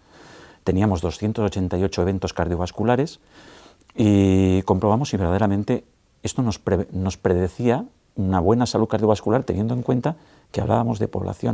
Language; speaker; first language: Spanish; native; Spanish